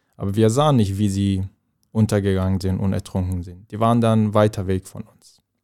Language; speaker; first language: German; non-native, fluent; Persian